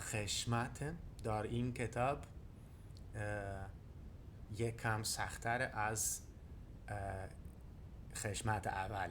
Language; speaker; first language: Persian; non-native, learner; Dutch